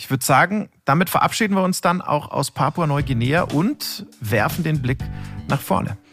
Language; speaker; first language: German; native; German